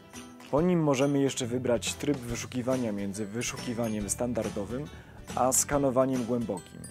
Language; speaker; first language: Polish; native; Polish